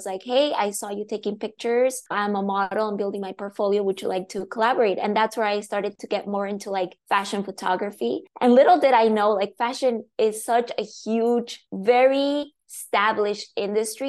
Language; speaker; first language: English; non-native, fluent; Spanish